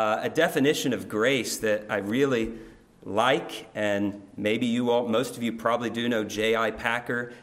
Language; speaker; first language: English; native; English